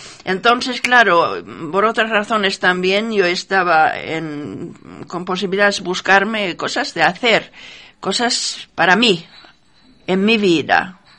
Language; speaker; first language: Spanish; non-native, fluent; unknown